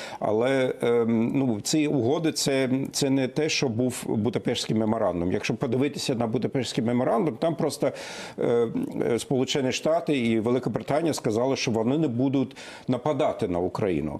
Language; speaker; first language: Ukrainian; non-native, fluent; German